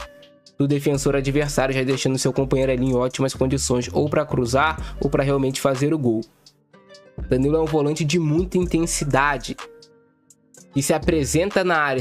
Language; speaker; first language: Portuguese; native; Portuguese